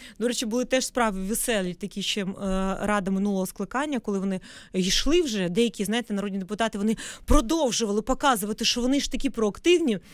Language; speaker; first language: Ukrainian; non-native, local second language; Russian